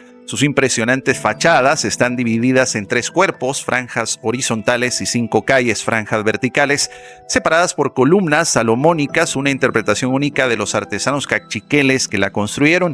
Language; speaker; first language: Spanish; native; Spanish